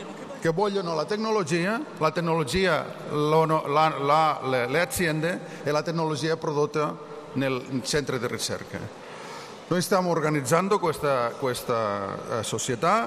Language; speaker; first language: Italian; non-native, learner; Catalan